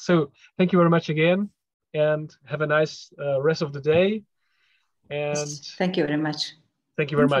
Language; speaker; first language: English; non-native, fluent; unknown